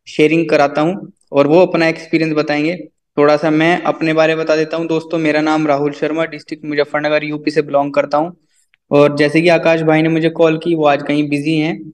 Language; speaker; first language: Hindi; native; Hindi